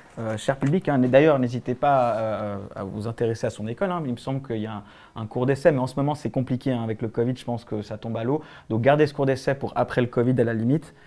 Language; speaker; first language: French; early bilingual, other home language; Spanish